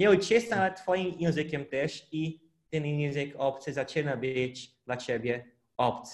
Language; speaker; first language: Polish; non-native, fluent; Portuguese